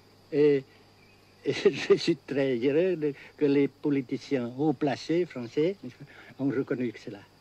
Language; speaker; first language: French; non-native, fluent; Vietnamese